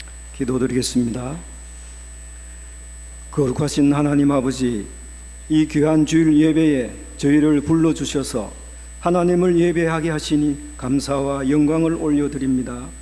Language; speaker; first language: Korean; native; Korean